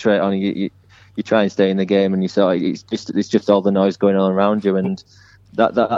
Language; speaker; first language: English; native; English